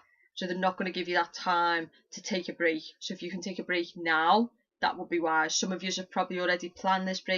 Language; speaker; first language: English; native; English